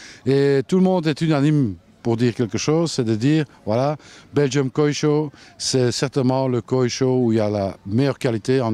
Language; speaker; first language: French; native; French